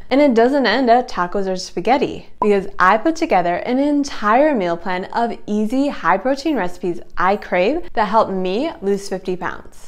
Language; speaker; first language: English; native; English